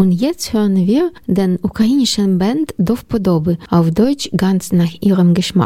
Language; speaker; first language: German; non-native, learner; Ukrainian